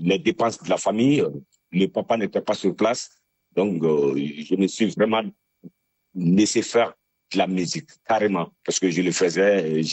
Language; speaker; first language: French; non-native, local second language; Bambara